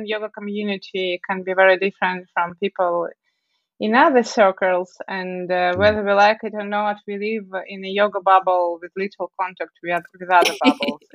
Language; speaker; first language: English; non-native, fluent; Russian